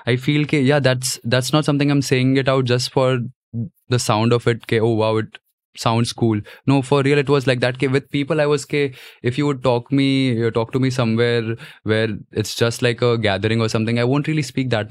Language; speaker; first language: English; non-native, local second language; Gujarati